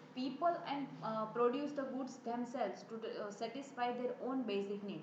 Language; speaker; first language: English; non-native, local second language; Gujarati